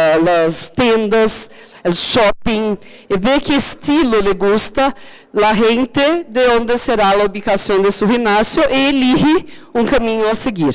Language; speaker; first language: Spanish; non-native, fluent; Portuguese